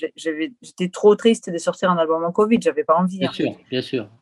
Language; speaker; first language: French; non-native, fluent; Spanish